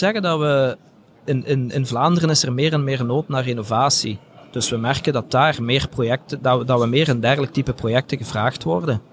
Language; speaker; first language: Dutch; native; Dutch